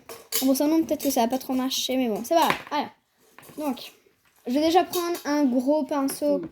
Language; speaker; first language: French; native; French